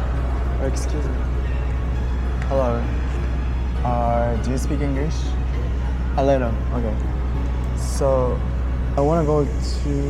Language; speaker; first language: English; non-native, learner; Japanese